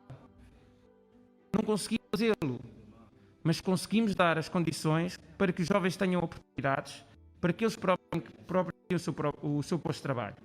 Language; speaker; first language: Portuguese; non-native, local second language; Kabuverdianu